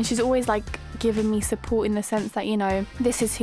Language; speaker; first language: English; native; English